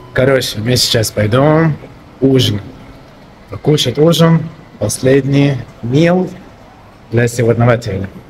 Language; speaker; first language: Russian; non-native, learner; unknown